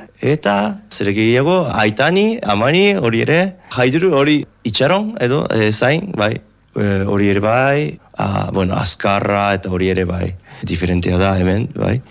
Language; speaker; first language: Basque; non-native, fluent; Japanese